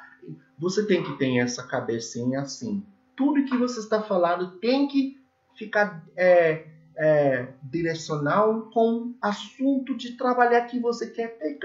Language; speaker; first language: Portuguese; non-native, learner; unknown